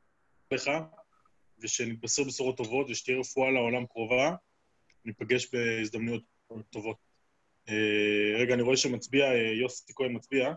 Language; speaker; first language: Hebrew; native; Hebrew